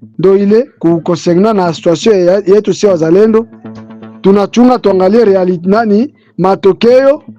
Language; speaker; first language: Swahili; native; Swahili